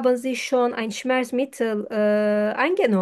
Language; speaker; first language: German; non-native, fluent; Turkish